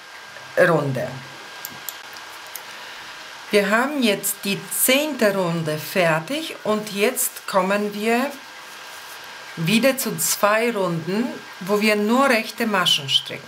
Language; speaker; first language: German; non-native, fluent; Polish